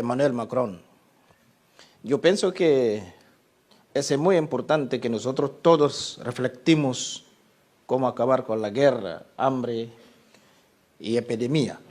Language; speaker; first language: Spanish; non-native, learner; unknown